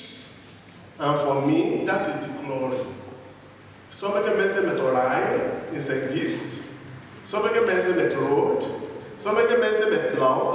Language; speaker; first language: Dutch; non-native, learner; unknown